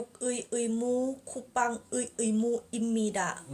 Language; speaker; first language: Korean; non-native, learner; Thai